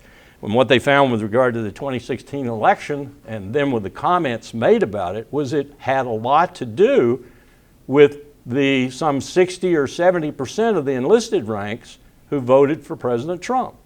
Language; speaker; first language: English; native; English